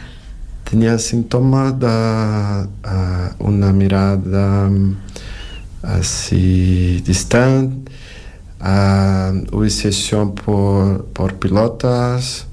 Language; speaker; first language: Catalan; non-native, fluent; Portuguese